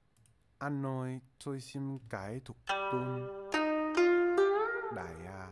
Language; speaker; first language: Vietnamese; non-native, learner; English